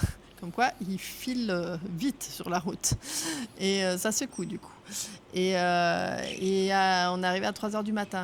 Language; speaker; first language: French; native; French